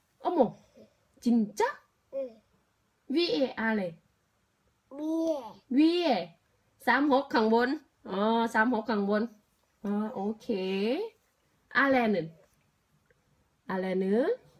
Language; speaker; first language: Korean; non-native, learner; Thai